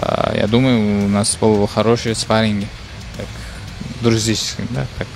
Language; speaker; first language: Russian; non-native, local second language; Uzbek